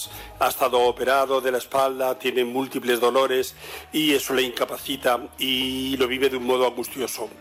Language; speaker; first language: Spanish; native; Spanish